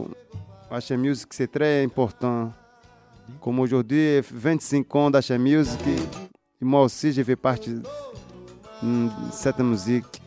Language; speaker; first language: French; non-native, learner; Portuguese